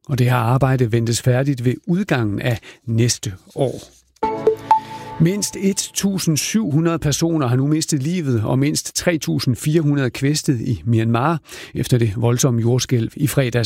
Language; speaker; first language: Danish; native; Danish